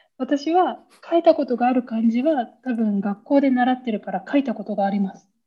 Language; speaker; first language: Japanese; native; Japanese